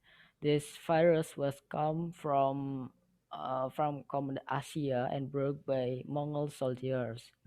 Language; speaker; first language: English; non-native, learner; Indonesian